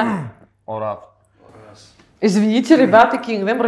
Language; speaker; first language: Russian; non-native, local second language; Turkmen